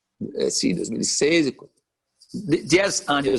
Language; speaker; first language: Spanish; non-native, fluent; Portuguese